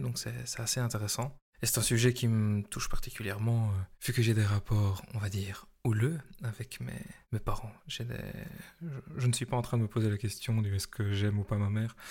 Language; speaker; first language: French; native; French